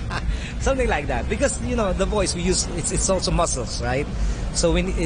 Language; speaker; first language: English; non-native, local second language; Filipino